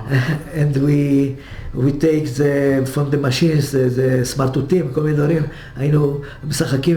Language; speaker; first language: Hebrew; early bilingual, other home language; Hungarian